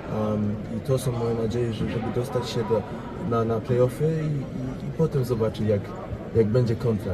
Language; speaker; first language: Polish; early bilingual, heritage; English